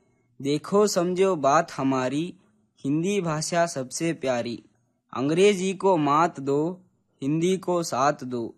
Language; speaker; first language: Hindi; non-native, local second language; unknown